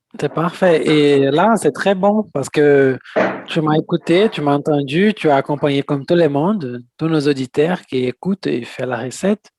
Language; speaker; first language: French; non-native, fluent; Portuguese